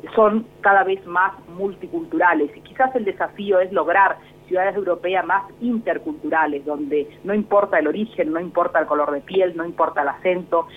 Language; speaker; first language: Spanish; native; Spanish